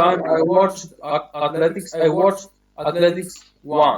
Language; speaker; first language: English; non-native, learner; Polish